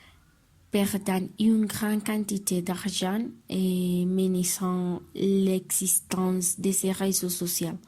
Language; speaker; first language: French; non-native, learner; Spanish